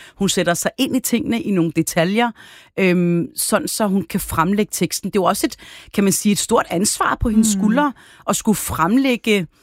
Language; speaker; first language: Danish; early bilingual, other home language; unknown